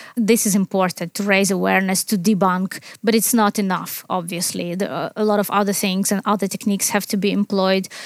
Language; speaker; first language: English; non-native, fluent; Ukrainian